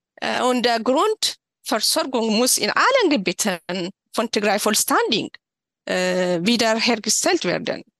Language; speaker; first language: German; non-native, learner; Tigrinya